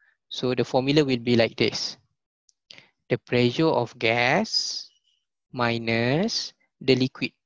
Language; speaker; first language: English; non-native, local second language; Malay